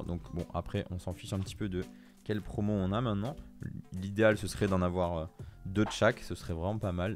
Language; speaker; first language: French; native; French